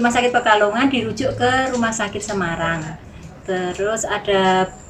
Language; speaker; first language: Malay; non-native, local second language; Javanese